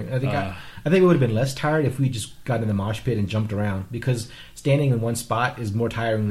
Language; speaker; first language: English; non-native, fluent; Vietnamese